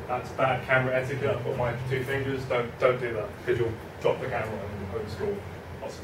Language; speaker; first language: English; native; English